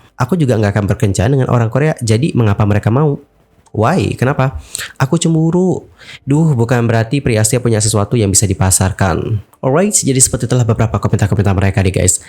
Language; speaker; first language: Indonesian; native; Indonesian